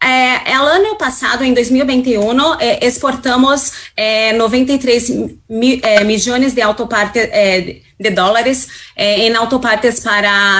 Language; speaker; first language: Spanish; non-native, fluent; Portuguese